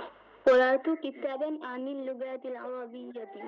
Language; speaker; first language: Arabic; non-native, learner; Bangla